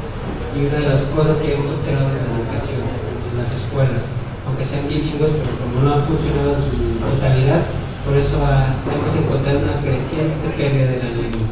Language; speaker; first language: Spanish; non-native, local second language; Tzotzil